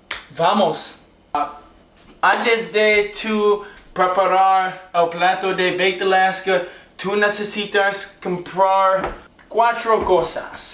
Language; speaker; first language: Spanish; non-native, learner; English